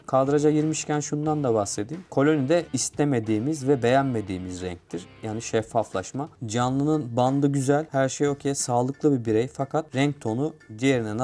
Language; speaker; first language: Turkish; native; Turkish